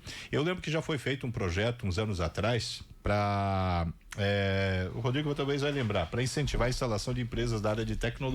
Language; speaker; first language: Portuguese; native; Portuguese